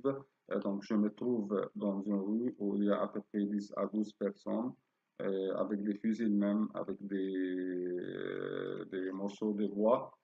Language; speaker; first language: French; non-native, fluent; Arabic